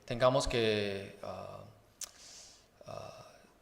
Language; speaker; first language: Spanish; non-native, fluent; Chinese